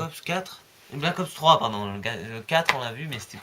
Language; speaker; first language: French; native; French